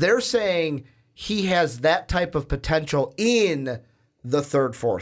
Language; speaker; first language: English; native; English